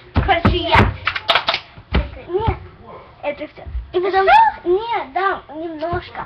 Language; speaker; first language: Russian; early bilingual, heritage; English